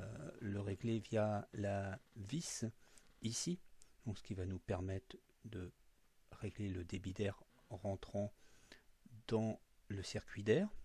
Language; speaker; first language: French; native; French